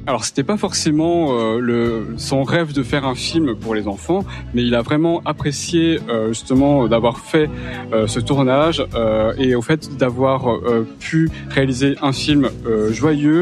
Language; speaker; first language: French; native; French